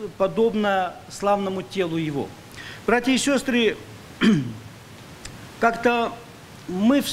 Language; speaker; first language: Russian; native; Russian